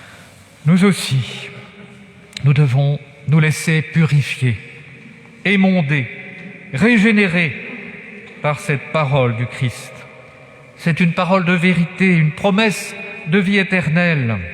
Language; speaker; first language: French; native; French